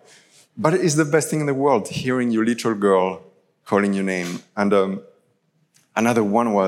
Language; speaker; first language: English; non-native, fluent; French